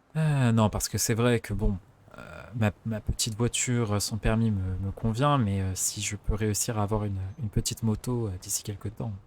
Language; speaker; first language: French; native; French